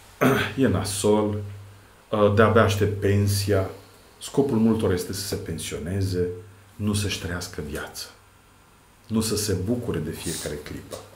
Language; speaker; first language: Romanian; non-native, fluent; Serbian